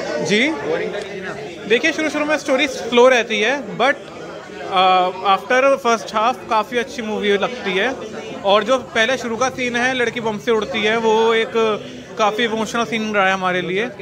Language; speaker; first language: Hindi; native; Hindi